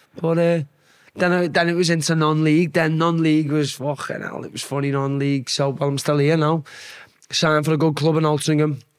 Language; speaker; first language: English; native; English